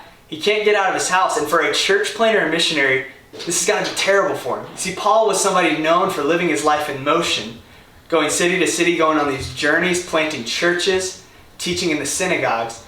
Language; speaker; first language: English; native; English